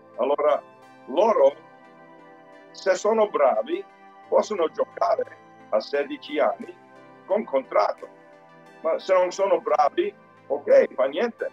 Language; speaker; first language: Italian; early bilingual, heritage; Italian